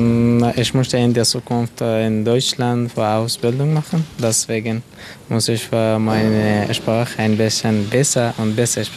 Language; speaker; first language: German; non-native, learner; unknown